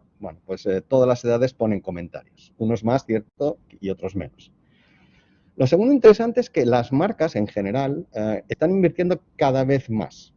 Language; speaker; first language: Spanish; native; Spanish